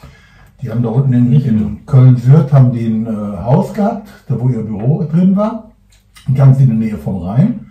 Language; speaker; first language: German; native; German